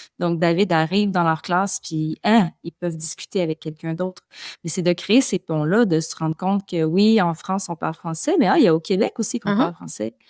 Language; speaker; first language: French; native; French